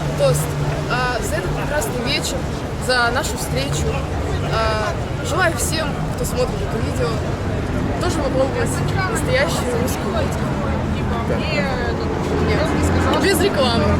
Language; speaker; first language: Russian; native; Russian